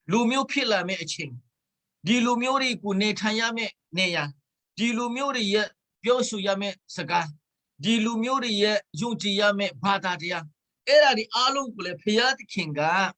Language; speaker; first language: Burmese; non-native, local second language; Hakha Chin